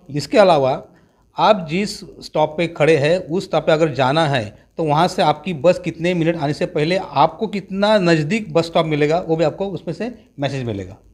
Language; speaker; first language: Hindi; non-native, local second language; Marathi